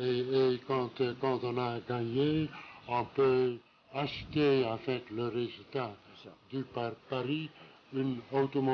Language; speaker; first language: French; non-native, learner; Dutch